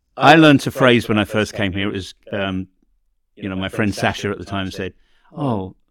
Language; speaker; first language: English; native; English